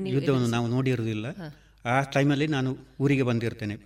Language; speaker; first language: Kannada; native; Kannada